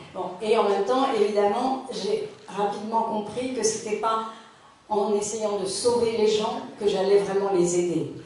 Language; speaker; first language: French; native; French